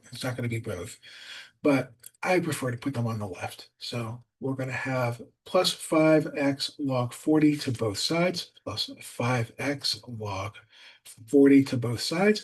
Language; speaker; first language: English; native; English